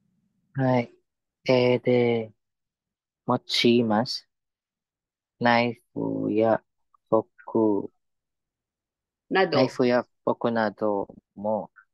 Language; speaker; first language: Japanese; non-native, learner; Filipino